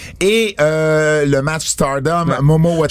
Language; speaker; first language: French; native; French